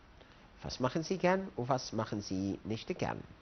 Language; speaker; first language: German; non-native, fluent; Arabic